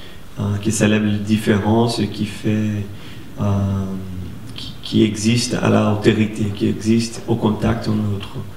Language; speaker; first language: French; non-native, fluent; Portuguese